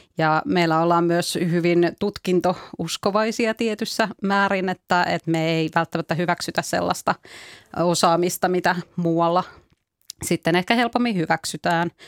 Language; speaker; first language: Finnish; native; Finnish